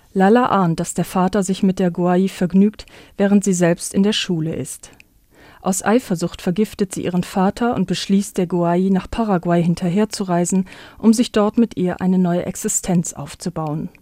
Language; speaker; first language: German; native; German